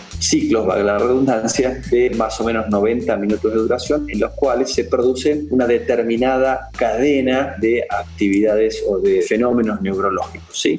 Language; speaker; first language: Spanish; native; Spanish